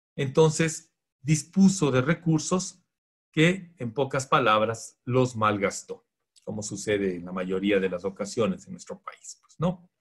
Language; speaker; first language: Spanish; native; Spanish